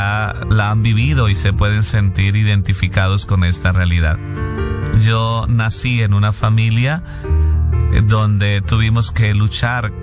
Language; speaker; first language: Spanish; native; Spanish